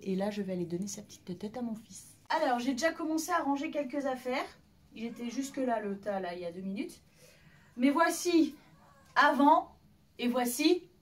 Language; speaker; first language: French; native; French